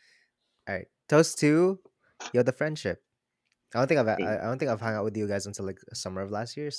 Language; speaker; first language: English; non-native, local second language; Filipino